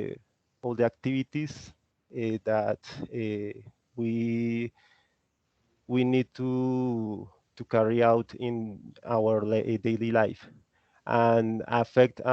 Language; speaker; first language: English; non-native, learner; Spanish